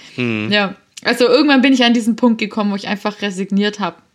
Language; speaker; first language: German; native; German